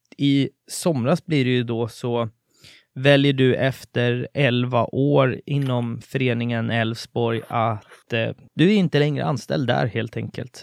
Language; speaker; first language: Swedish; native; Swedish